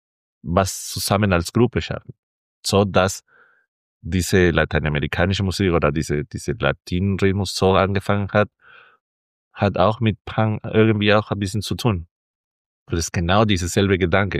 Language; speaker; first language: German; non-native, fluent; Spanish